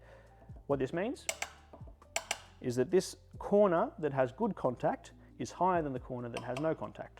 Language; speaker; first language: English; native; English